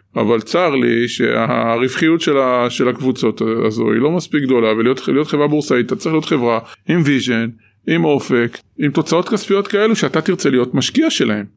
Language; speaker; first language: Hebrew; native; Hebrew